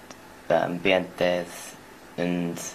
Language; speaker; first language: Spanish; non-native, learner; English